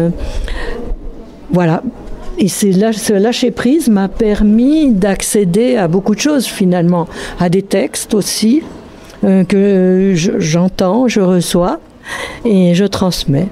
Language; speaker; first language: French; native; French